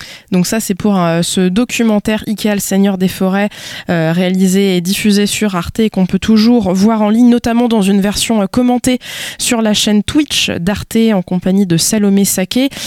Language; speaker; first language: French; native; French